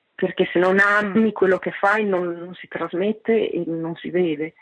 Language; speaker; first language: Italian; native; Italian